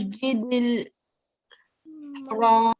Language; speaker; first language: Arabic; non-native, learner; English